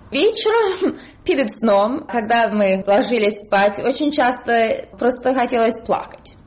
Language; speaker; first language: Russian; early bilingual, heritage; Russian